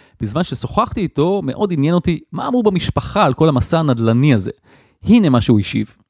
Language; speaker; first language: Hebrew; native; Hebrew